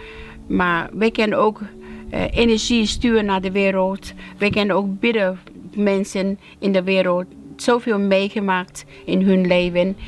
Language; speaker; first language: Dutch; non-native, learner; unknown